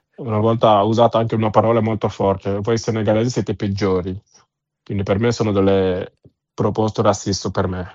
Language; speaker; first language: Italian; non-native, fluent; Wolof